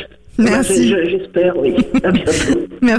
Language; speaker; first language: French; native; French